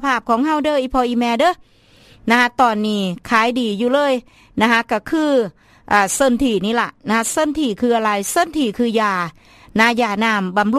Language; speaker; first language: Thai; non-native, local second language; Northeastern Thai